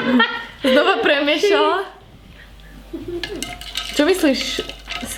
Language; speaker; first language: Slovak; native; Slovak